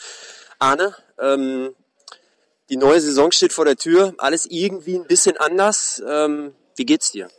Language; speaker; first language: German; native; German